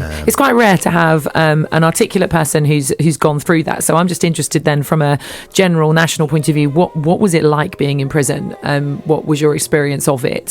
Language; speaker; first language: English; native; English